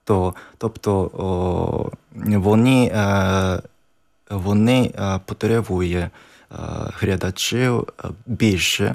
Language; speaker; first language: Ukrainian; non-native, learner; Japanese